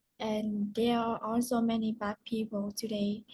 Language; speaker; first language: English; non-native, learner; Vietnamese